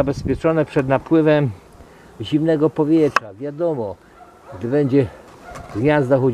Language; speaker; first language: Polish; native; Polish